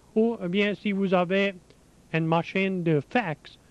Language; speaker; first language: French; early bilingual, heritage; French